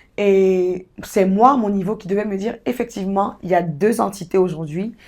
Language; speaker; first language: French; native; French